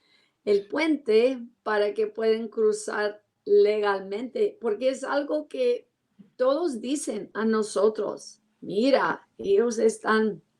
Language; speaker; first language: Spanish; non-native, learner; English